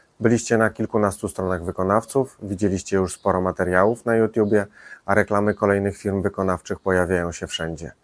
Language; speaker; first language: Polish; native; Polish